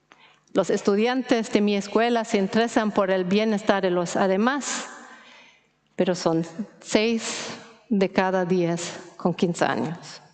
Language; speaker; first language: Spanish; non-native, fluent; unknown